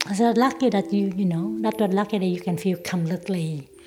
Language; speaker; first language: English; non-native, learner; Vietnamese